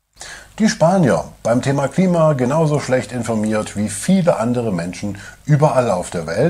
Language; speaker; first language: German; native; German